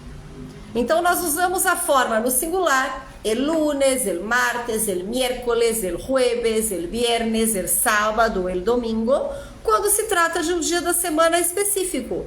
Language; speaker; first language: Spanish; non-native, fluent; Portuguese